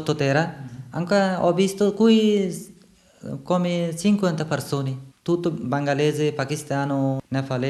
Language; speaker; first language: Italian; non-native, learner; Bangla